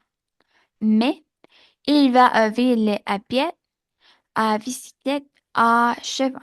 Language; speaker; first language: French; non-native, learner; Spanish